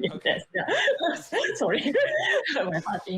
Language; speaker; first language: English; non-native, learner; Japanese